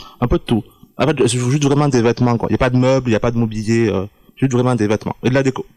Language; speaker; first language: French; native; French